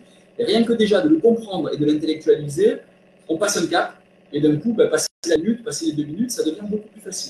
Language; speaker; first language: French; native; French